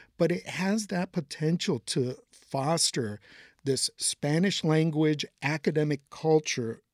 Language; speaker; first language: English; early bilingual, other home language; Spanish